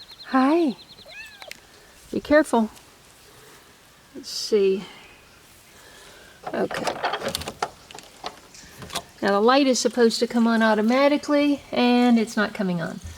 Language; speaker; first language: English; native; English